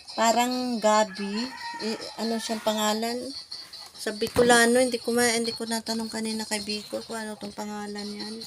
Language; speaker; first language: Filipino; non-native, local second language; Hiligaynon